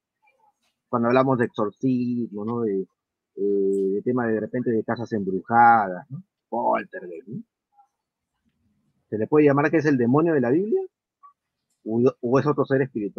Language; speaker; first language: Spanish; native; Spanish